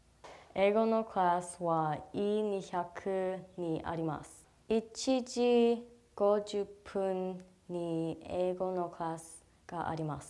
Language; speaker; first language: Japanese; non-native, learner; English